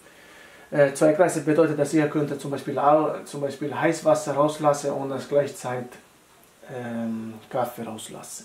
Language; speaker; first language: German; non-native, fluent; Italian